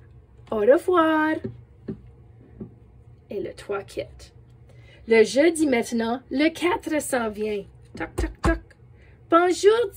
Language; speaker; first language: French; non-native, fluent; English